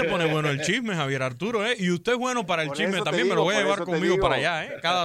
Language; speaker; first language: Spanish; native; Spanish